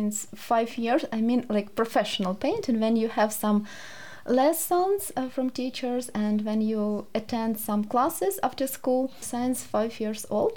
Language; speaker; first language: English; non-native, learner; Ukrainian